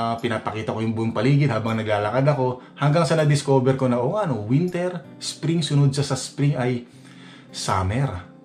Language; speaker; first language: Filipino; native; Filipino